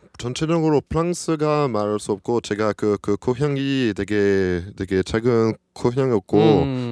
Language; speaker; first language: Korean; non-native, learner; French